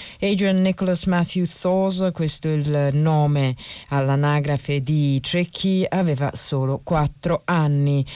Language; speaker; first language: Italian; native; Italian